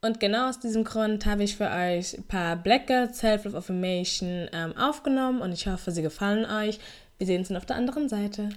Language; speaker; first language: German; native; German